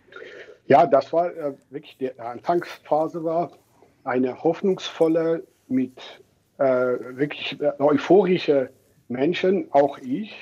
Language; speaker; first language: German; non-native, fluent; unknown